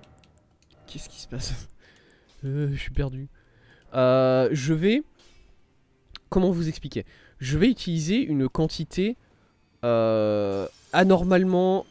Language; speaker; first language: French; native; French